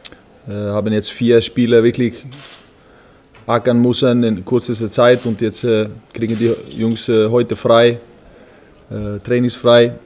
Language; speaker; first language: German; non-native, fluent; Icelandic